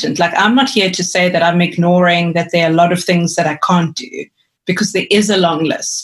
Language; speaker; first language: English; native; English